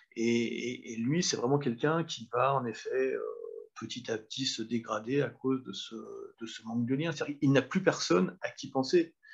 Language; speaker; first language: French; native; French